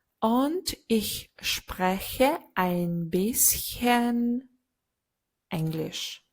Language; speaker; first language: German; non-native, fluent; Ukrainian